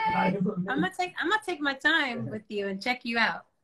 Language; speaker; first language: English; early bilingual, other home language; Spanish